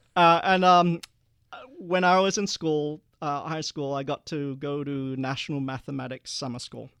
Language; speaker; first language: English; early bilingual, other home language; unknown